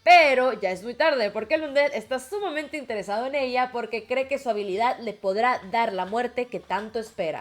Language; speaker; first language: Spanish; native; Spanish